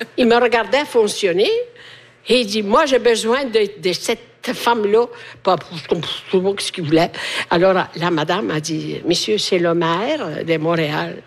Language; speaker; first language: French; non-native, fluent; Italian